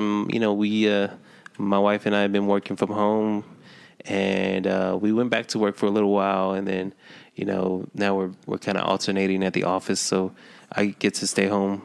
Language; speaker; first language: English; native; English